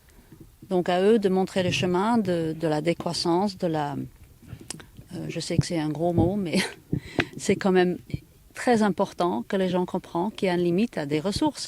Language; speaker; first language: French; non-native, fluent; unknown